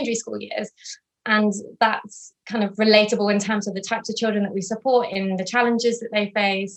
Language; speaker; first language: English; native; English